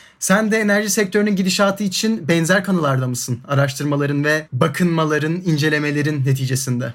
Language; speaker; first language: Turkish; native; Turkish